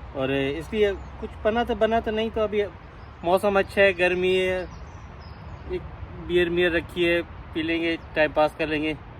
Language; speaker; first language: Hindi; non-native, fluent; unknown